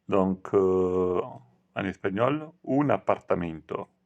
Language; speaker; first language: French; non-native, fluent; Italian